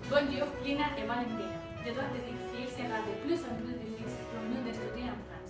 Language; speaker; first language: French; non-native, learner; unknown